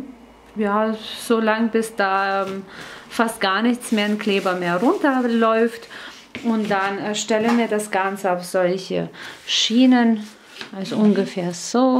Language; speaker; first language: German; native; German